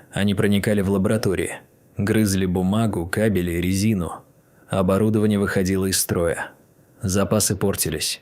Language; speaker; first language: Russian; native; Russian